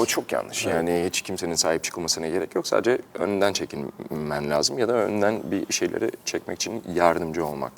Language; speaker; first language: Turkish; early bilingual, heritage; Turkish